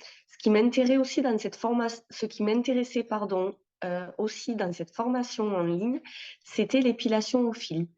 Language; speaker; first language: French; native; French